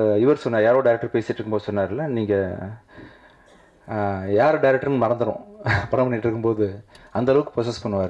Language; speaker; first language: Tamil; native; Tamil